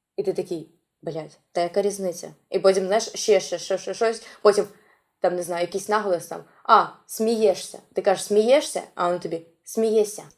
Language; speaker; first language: Ukrainian; non-native, local second language; Russian